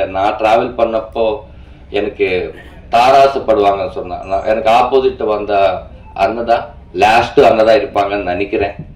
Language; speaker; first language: Tamil; non-native, learner; Telugu